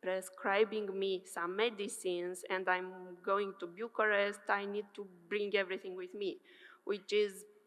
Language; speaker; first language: English; non-native, fluent; Romanian